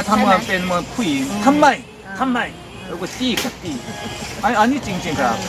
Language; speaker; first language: Thai; non-native, learner; Korean